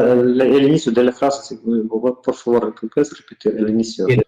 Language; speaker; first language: Spanish; non-native, fluent; Russian